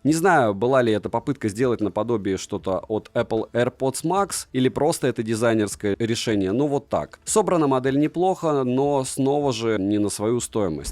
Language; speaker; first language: Russian; native; Russian